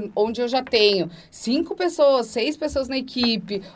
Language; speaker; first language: Portuguese; native; Portuguese